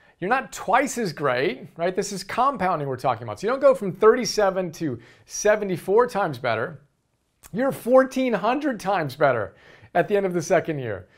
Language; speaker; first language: English; native; English